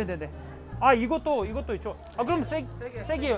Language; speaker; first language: Korean; non-native, fluent; Russian